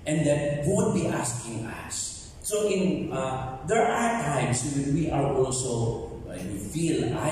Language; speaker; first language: English; non-native, local second language; Filipino